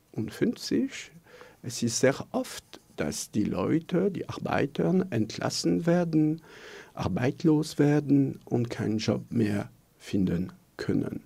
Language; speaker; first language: German; non-native, local second language; French